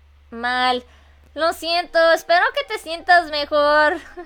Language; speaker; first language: Spanish; non-native, learner; English